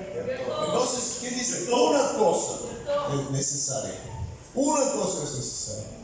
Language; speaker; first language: Spanish; non-native, fluent; Bulgarian